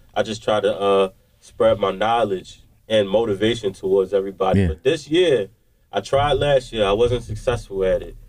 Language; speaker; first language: English; native; English